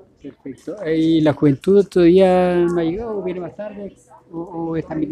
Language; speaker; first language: Spanish; native; Spanish